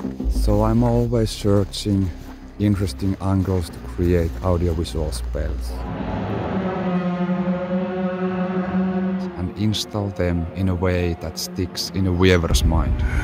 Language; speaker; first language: English; non-native, fluent; Finnish